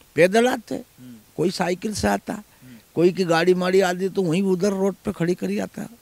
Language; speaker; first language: Hindi; native; Hindi